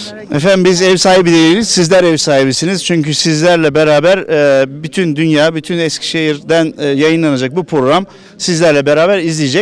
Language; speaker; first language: Turkish; native; Turkish